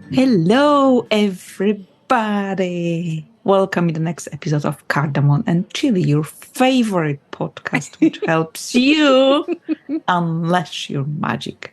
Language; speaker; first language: English; non-native, fluent; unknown